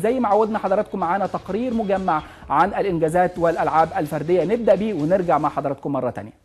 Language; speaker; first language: Arabic; native; Arabic